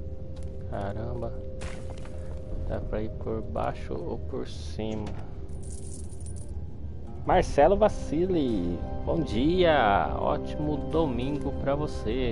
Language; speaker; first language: Portuguese; native; Portuguese